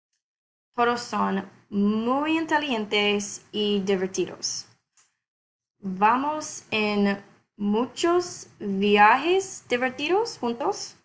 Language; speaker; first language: Spanish; non-native, learner; English